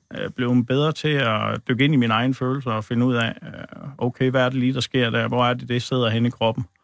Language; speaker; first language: Danish; native; Danish